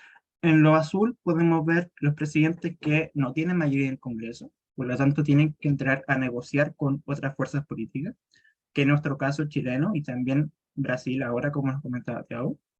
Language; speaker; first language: Spanish; native; Spanish